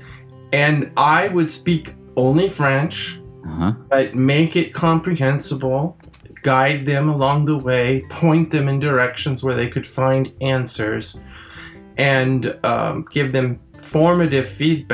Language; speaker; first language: English; early bilingual, other home language; French